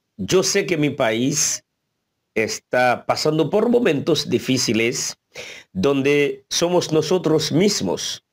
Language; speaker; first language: Spanish; non-native, fluent; Haitian Creole